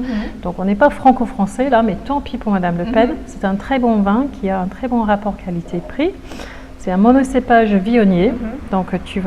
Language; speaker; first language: French; native; French